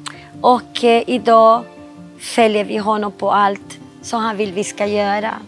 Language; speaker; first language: Swedish; non-native, fluent; Spanish